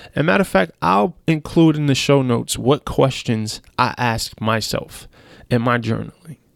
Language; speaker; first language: English; native; English